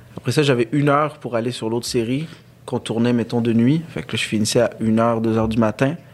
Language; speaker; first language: French; early bilingual, other home language; Arabic